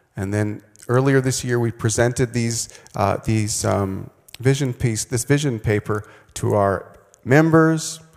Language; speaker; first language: English; native; English